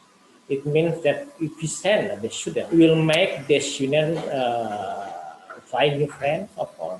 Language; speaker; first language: English; non-native, learner; Indonesian